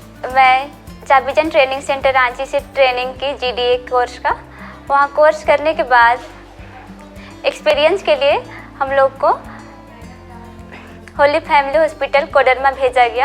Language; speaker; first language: Hindi; non-native, local second language; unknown